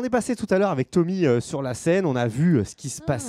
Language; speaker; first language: French; native; French